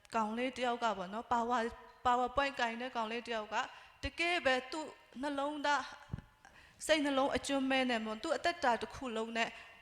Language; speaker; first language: Burmese; non-native, local second language; Hakha Chin